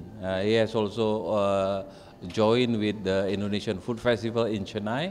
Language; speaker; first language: English; non-native, fluent; Indonesian